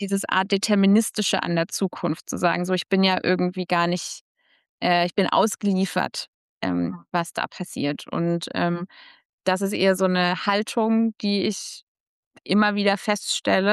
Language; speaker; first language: German; native; German